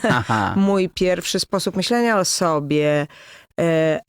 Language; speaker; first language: Polish; native; Polish